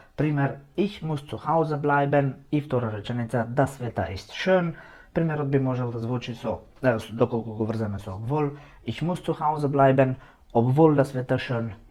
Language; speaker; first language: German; non-native, fluent; Macedonian